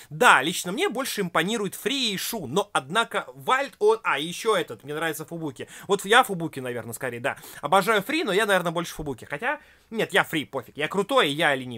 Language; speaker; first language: Russian; native; Russian